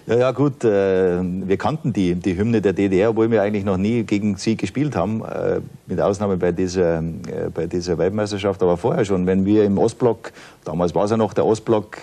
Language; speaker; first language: German; native; German